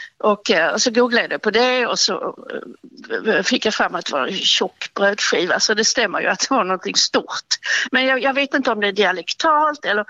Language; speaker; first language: Swedish; native; Swedish